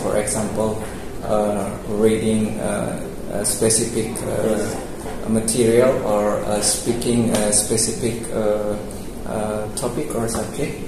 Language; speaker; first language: English; non-native, local second language; Indonesian